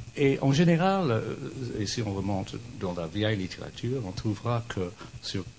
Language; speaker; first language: French; non-native, fluent; English